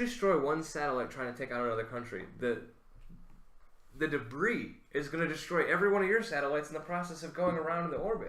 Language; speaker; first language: English; native; English